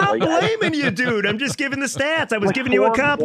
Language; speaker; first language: English; native; English